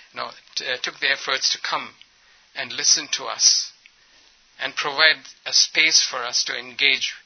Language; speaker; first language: English; early bilingual, other home language; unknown